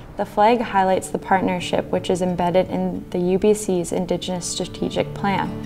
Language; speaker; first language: English; native; English